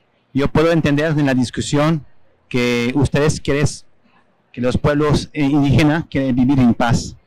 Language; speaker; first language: Spanish; non-native, fluent; French